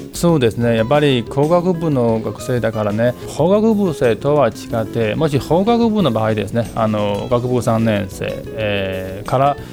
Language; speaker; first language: Japanese; non-native, fluent; Chinese